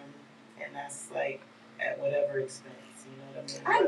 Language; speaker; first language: English; native; English